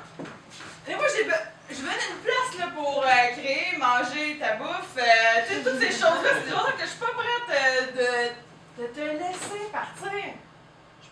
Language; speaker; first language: French; native; French